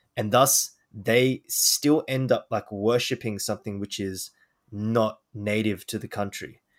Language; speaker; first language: English; native; English